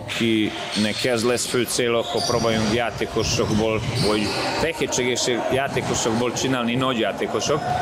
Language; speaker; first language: Hungarian; non-native, fluent; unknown